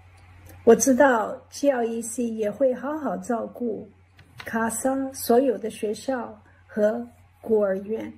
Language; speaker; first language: Chinese; early bilingual, heritage; English